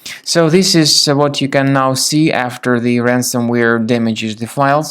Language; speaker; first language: English; non-native, fluent; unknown